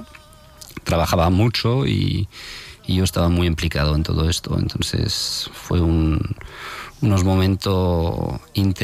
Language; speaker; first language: Spanish; non-native, fluent; French